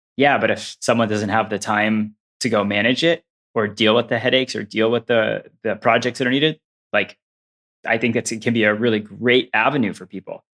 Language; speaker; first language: English; native; English